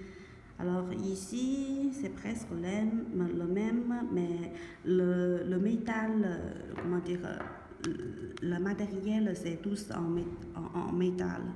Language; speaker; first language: French; non-native, learner; Chinese